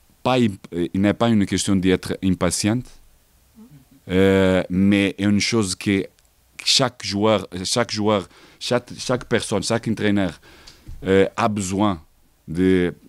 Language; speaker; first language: French; non-native, learner; Portuguese